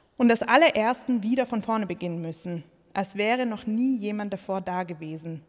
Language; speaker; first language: German; early bilingual, other home language; Croatian